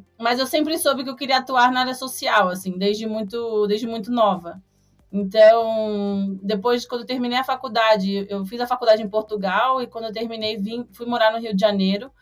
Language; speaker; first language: Portuguese; native; Portuguese